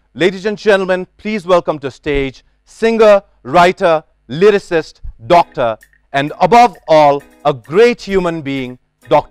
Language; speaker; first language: English; non-native, local second language; Nepali